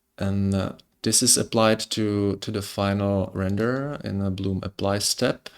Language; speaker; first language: English; non-native, fluent; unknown